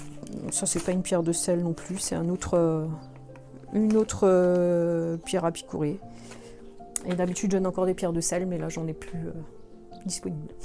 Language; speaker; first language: French; native; French